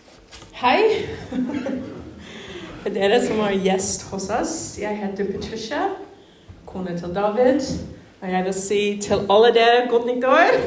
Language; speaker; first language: Norwegian; non-native, fluent; English